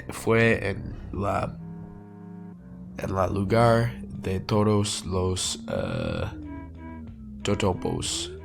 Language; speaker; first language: Spanish; non-native, learner; English